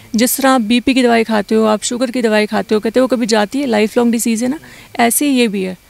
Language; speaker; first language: Hindi; native; Hindi